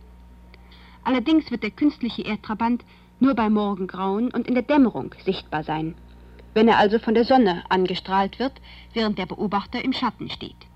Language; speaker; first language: German; native; German